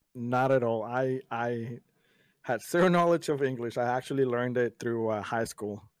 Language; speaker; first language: English; early bilingual, other home language; Spanish